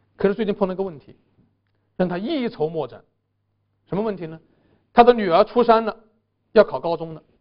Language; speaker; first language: Chinese; native; Chinese